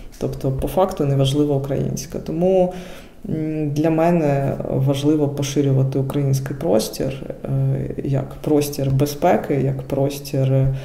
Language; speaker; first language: Ukrainian; non-native, local second language; Russian